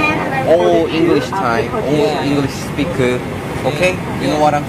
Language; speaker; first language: English; non-native, learner; Korean